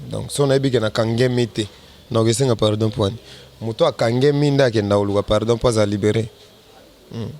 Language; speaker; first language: Lingala; native; Lingala